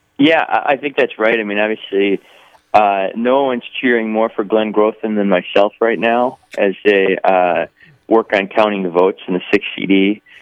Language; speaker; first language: English; native; English